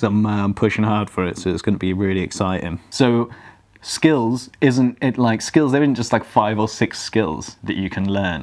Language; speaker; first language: English; native; English